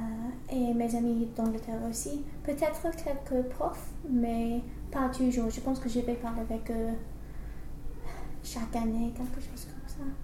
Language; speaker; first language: French; non-native, learner; English